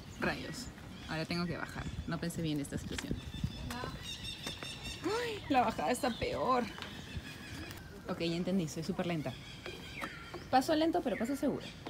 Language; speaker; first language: Spanish; native; Spanish